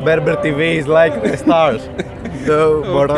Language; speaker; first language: English; non-native, learner; Greek